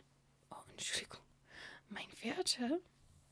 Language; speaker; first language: German; non-native, learner; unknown